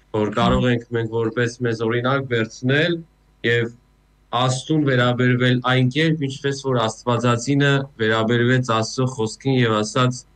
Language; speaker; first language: Armenian; native; Armenian